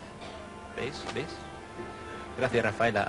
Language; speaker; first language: Spanish; native; Spanish